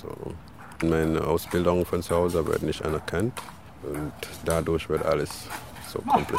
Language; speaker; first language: German; non-native, learner; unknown